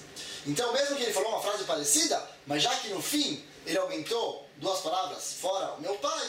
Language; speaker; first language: Portuguese; native; Portuguese